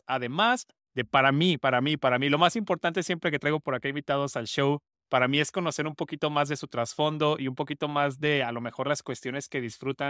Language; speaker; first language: Spanish; native; Spanish